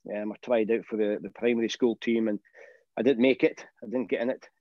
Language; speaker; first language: English; native; English